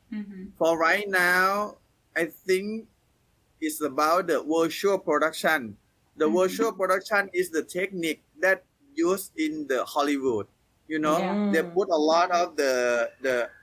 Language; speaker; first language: English; non-native, learner; Thai